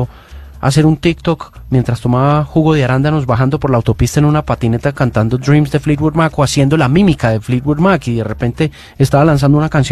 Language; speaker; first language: Spanish; native; Spanish